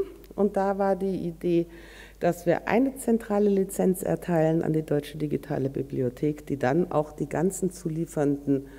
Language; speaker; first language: German; native; German